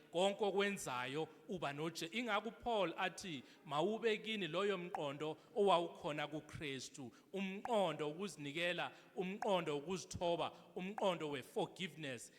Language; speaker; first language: Zulu; native; Zulu